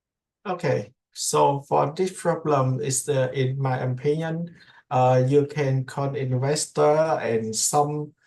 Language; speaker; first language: English; non-native, learner; Indonesian